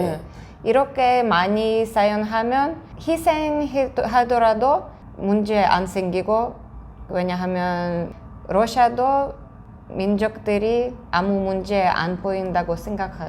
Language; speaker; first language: Korean; non-native, fluent; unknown